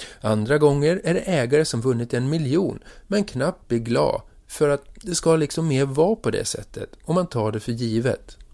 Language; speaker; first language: Swedish; native; Swedish